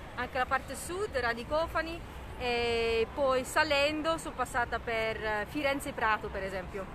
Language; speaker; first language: Italian; non-native, fluent; Dutch